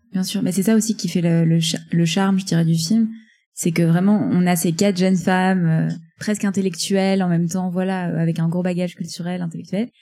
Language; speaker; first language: French; native; French